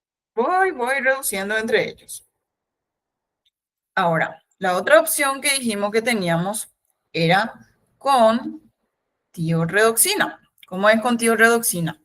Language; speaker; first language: Spanish; native; Spanish